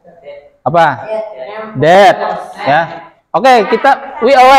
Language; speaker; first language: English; non-native, local second language; Indonesian